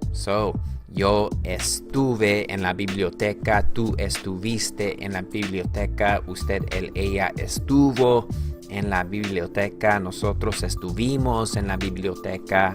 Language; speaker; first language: Spanish; non-native, fluent; English